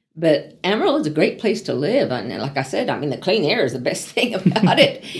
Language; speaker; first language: English; native; English